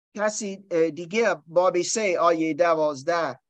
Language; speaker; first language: Persian; non-native, learner; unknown